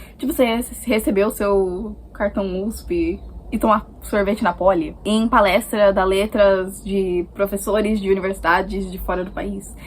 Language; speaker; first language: Portuguese; native; Portuguese